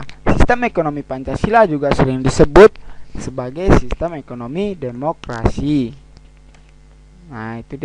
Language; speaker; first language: Indonesian; native; Indonesian